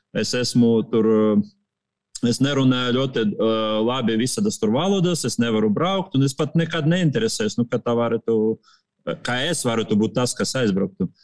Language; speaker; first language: Latvian; non-native, local second language; Russian